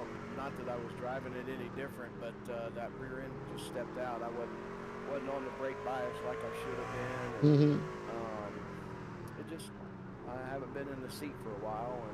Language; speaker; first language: English; native; English